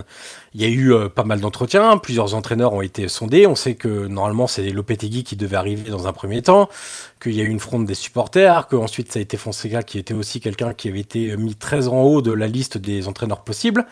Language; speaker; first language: French; native; French